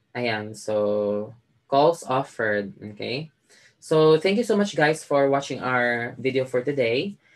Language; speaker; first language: English; non-native, local second language; Filipino